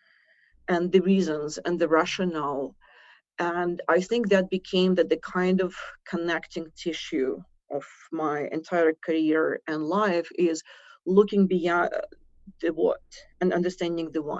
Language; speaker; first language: English; non-native, fluent; Russian